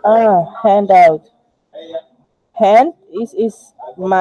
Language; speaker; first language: English; non-native, learner; Spanish